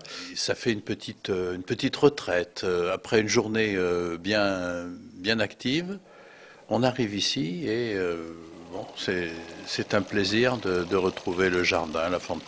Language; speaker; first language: French; native; French